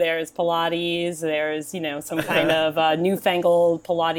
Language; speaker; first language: English; native; English